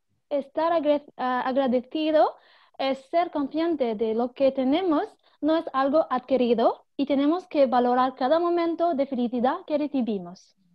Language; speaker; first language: Spanish; non-native, learner; Arabic